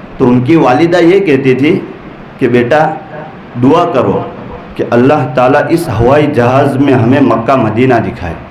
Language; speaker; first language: Urdu; non-native, local second language; Gujarati